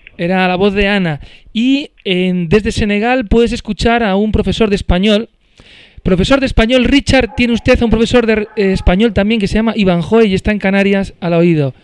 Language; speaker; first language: Spanish; native; Spanish